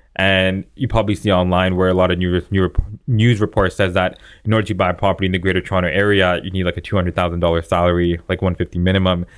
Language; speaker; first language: English; native; English